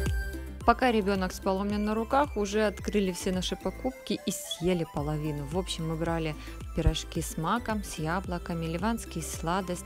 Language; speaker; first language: Russian; native; Russian